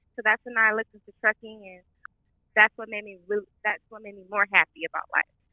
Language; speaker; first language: English; native; English